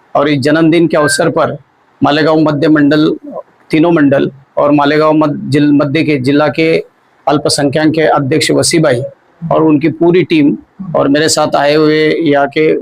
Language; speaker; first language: Hindi; non-native, local second language; Marathi